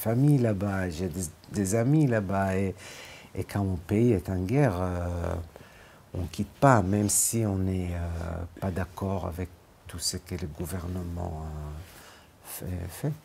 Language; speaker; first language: French; non-native, fluent; Hebrew